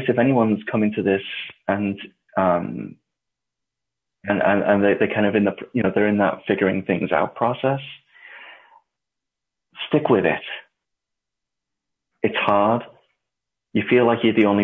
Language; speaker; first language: English; native; English